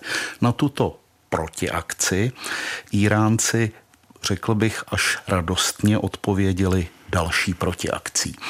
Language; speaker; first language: Czech; native; Czech